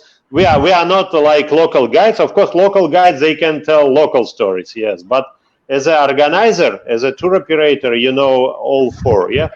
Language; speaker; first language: English; non-native, fluent; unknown